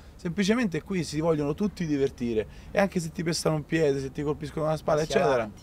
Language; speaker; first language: Italian; native; Italian